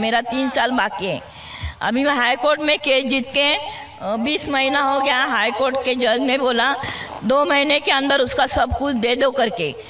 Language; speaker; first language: Hindi; non-native, local second language; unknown